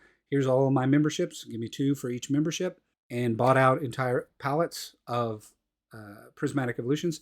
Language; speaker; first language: English; native; English